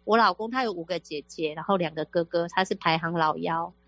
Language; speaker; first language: Chinese; native; Chinese